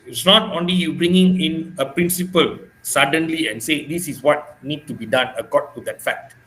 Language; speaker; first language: English; non-native, local second language; Malay